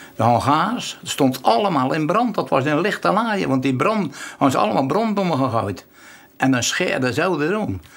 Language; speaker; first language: Dutch; native; Dutch